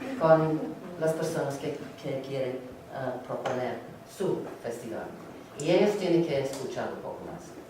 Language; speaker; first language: Spanish; non-native, learner; English